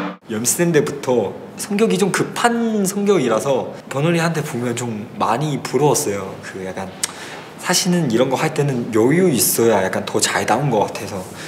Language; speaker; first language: Korean; non-native, fluent; Chinese